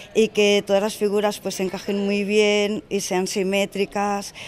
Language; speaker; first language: Spanish; native; Spanish